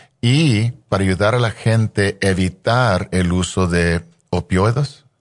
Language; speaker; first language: Spanish; non-native, fluent; English